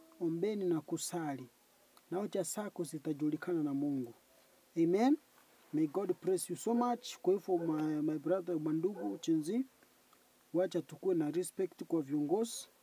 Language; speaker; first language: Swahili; non-native, local second language; Gusii